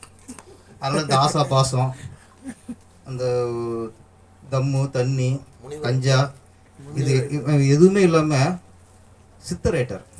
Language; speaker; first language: Tamil; native; Tamil